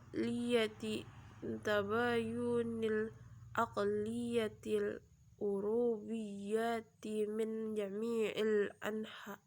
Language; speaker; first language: Arabic; non-native, learner; Indonesian